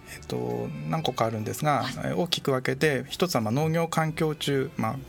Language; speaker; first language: Japanese; native; Japanese